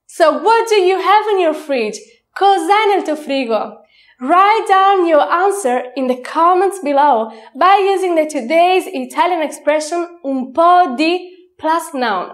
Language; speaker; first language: English; non-native, fluent; Italian